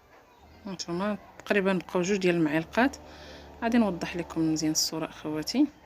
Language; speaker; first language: Arabic; native; Arabic